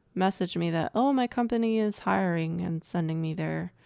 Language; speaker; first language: English; native; English